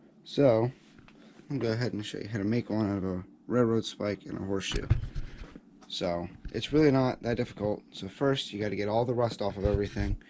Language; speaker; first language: English; native; English